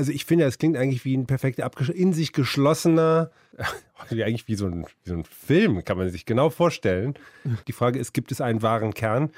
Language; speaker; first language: German; native; German